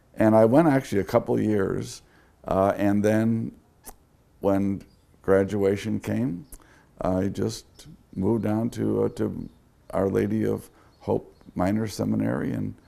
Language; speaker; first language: English; native; English